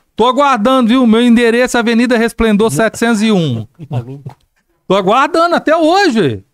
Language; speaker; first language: Portuguese; native; Portuguese